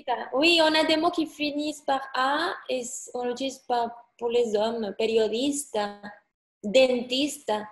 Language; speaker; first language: French; non-native, fluent; Spanish